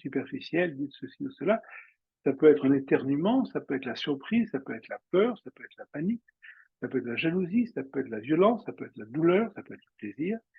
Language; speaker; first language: French; native; French